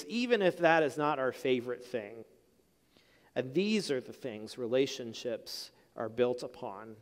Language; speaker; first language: English; native; English